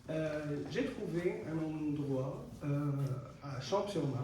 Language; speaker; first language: French; non-native, fluent; Arabic